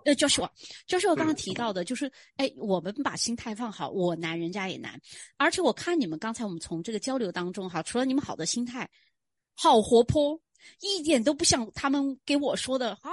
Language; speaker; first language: Chinese; native; Chinese